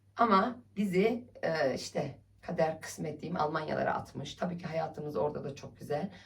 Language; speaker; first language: Turkish; early bilingual, heritage; Turkish